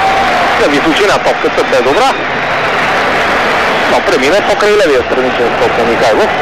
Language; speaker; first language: Bulgarian; native; Bulgarian